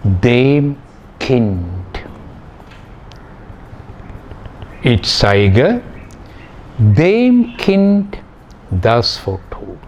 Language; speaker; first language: German; non-native, fluent; Malayalam